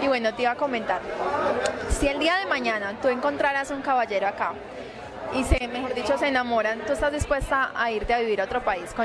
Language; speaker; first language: Spanish; native; Spanish